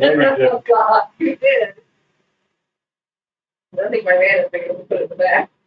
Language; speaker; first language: English; native; English